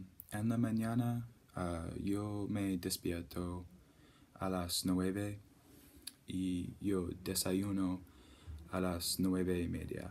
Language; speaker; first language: Spanish; non-native, learner; English